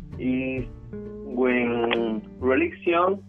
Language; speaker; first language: English; non-native, learner; Spanish